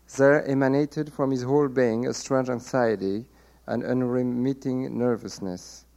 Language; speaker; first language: English; non-native, fluent; French